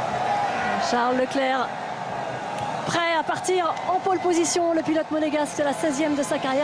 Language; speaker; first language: French; native; French